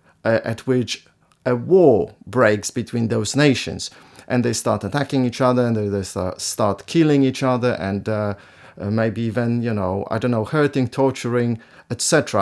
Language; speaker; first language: English; non-native, fluent; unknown